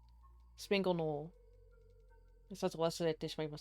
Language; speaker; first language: Japanese; non-native, learner; English